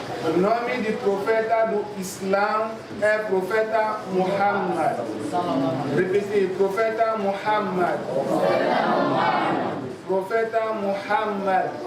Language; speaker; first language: Portuguese; non-native, fluent; French